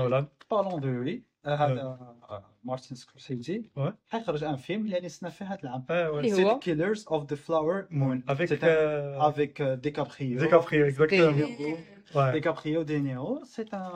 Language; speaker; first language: French; non-native, local second language; Arabic